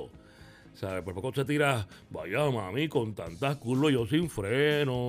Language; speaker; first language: Spanish; native; Spanish